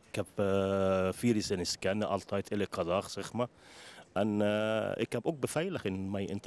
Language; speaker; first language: Dutch; non-native, learner; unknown